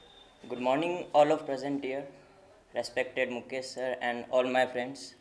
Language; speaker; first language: English; non-native, learner; Hindi